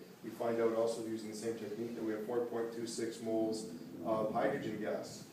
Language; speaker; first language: English; native; English